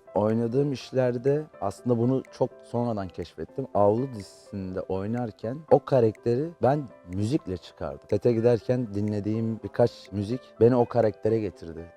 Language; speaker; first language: Turkish; native; Turkish